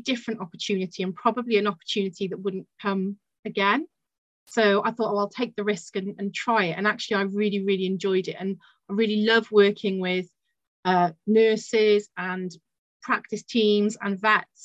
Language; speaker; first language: English; native; English